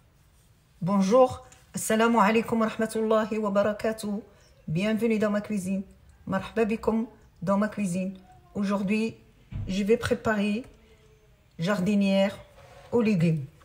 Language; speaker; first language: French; non-native, local second language; Arabic